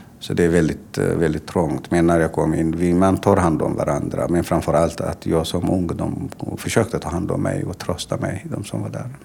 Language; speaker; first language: Swedish; non-native, fluent; Tigrinya